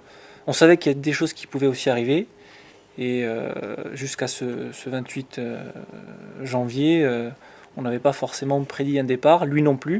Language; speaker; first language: French; native; French